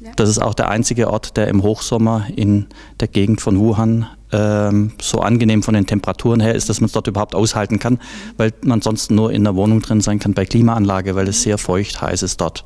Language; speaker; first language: German; native; German